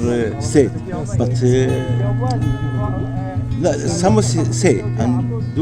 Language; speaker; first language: English; non-native, learner; Arabic